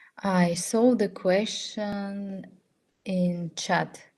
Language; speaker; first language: English; non-native, fluent; Russian